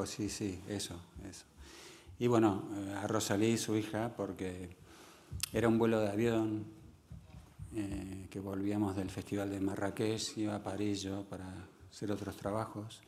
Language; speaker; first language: Spanish; early bilingual, other home language; English